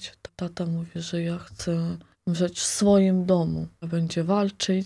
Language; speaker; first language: Polish; non-native, local second language; Ukrainian